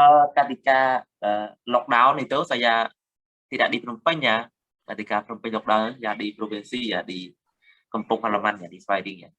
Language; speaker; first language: Indonesian; non-native, learner; Khmer